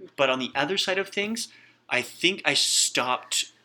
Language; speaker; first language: English; native; English